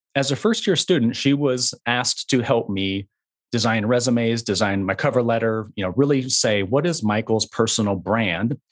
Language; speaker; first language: English; native; English